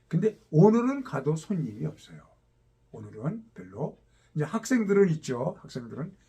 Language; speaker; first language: Korean; native; Korean